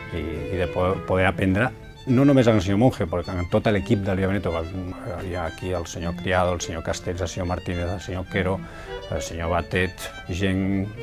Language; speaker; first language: Catalan; non-native, local second language; Spanish